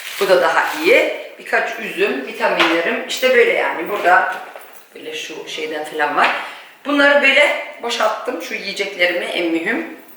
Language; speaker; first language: Turkish; early bilingual, heritage; Turkish